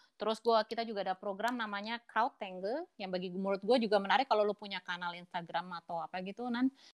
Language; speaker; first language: Indonesian; native; Indonesian